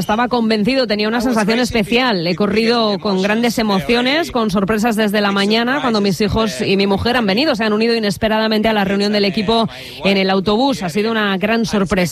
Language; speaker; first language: Spanish; native; Spanish